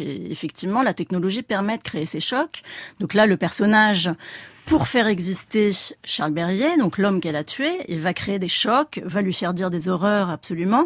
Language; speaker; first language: French; native; French